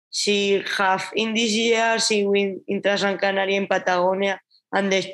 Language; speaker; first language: English; non-native, learner; Spanish